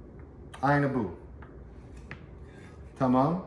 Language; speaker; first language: Turkish; non-native, learner; English